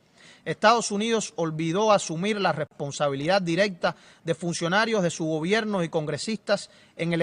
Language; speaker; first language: Spanish; native; Spanish